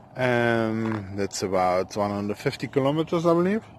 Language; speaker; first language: English; non-native, fluent; Dutch